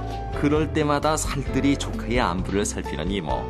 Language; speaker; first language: Korean; native; Korean